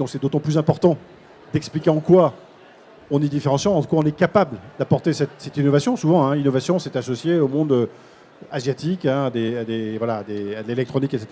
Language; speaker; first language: French; native; French